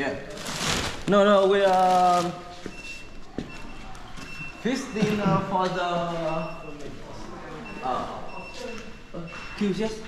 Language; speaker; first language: English; non-native, learner; Vietnamese